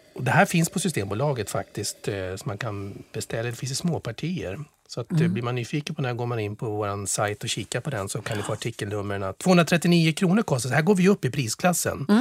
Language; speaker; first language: Swedish; non-native, fluent; French